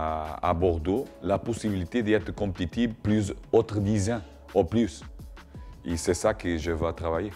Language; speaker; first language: French; non-native, learner; Portuguese